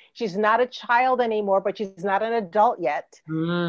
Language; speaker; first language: English; native; English